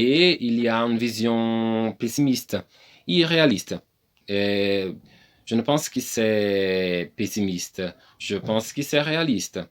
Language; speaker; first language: French; non-native, learner; Portuguese